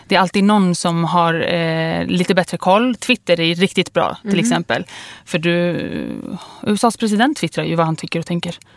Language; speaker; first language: Swedish; early bilingual, other home language; Kurdish